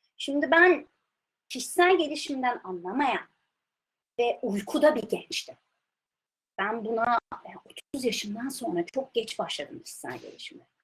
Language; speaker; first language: Turkish; early bilingual, heritage; Turkish